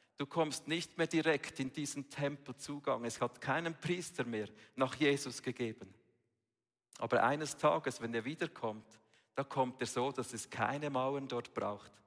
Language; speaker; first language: German; native; German